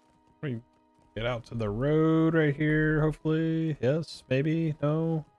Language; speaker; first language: English; native; English